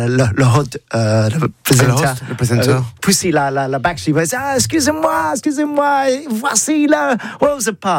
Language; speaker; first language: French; non-native, learner; English